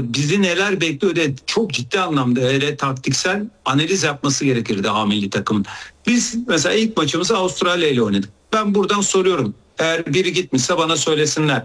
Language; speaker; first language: Turkish; native; Turkish